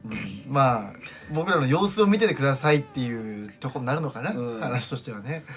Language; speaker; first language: Japanese; native; Japanese